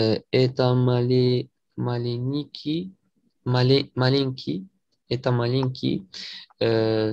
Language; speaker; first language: Russian; non-native, learner; French